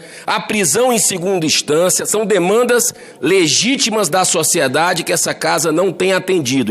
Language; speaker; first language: Portuguese; native; Portuguese